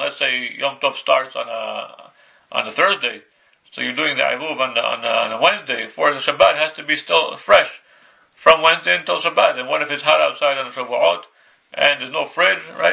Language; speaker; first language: English; native; English